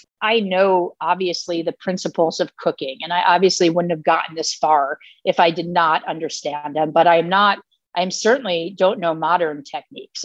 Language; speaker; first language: English; native; English